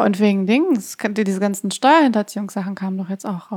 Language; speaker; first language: German; early bilingual, other home language; Persian